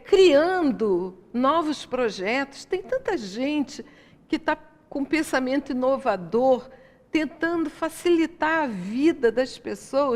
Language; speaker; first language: Portuguese; native; Portuguese